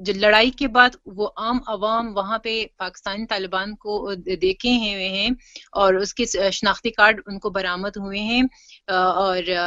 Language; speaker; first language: Urdu; non-native, fluent; Pashto